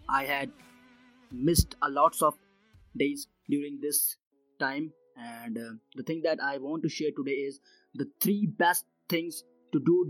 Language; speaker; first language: English; non-native, local second language; Hindi